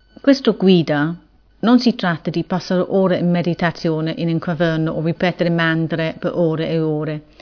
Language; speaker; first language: Italian; non-native, fluent; English